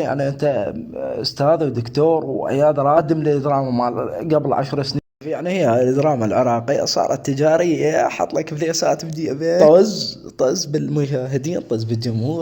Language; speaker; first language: Arabic; native; Arabic